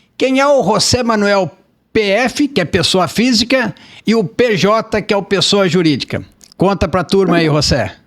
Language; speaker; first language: Portuguese; native; Portuguese